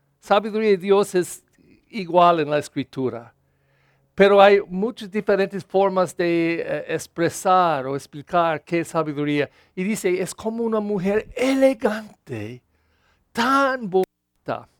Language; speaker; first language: Spanish; non-native, learner; English